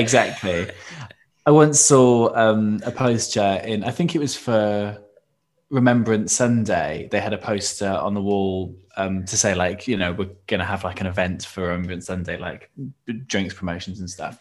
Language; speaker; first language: English; native; English